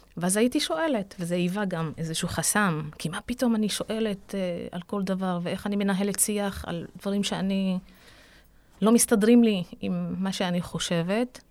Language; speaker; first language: Hebrew; non-native, local second language; Arabic